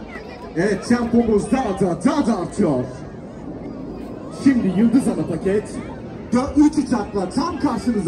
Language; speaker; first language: Turkish; native; Turkish